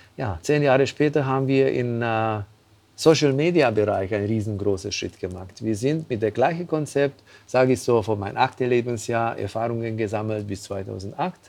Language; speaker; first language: German; non-native, fluent; Hungarian